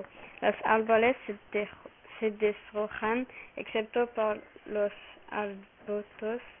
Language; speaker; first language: Spanish; non-native, learner; French